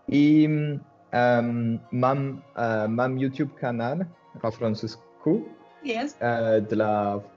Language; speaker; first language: Polish; non-native, learner; French